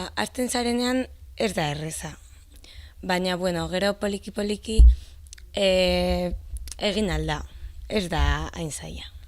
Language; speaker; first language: Basque; non-native, local second language; Spanish